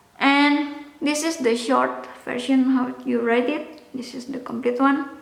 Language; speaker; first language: English; non-native, local second language; Indonesian